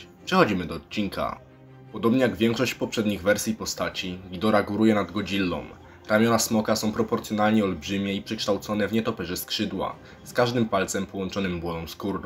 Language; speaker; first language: Polish; native; Polish